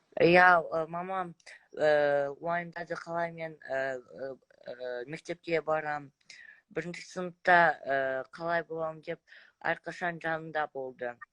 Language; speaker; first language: Kazakh; non-native, local second language; Russian